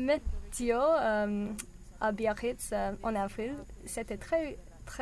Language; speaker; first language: French; non-native, learner; English